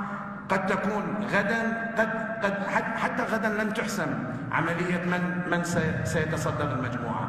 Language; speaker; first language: Arabic; native; Arabic